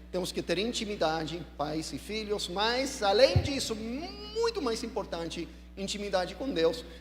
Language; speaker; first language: Portuguese; non-native, fluent; English